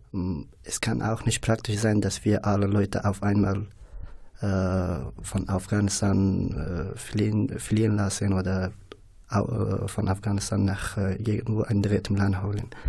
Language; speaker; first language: German; non-native, fluent; Persian